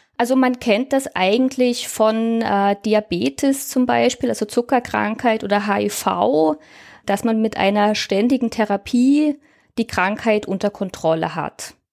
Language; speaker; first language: German; native; German